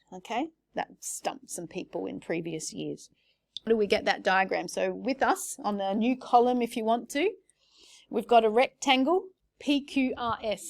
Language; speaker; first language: English; native; English